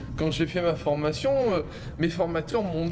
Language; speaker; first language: French; native; French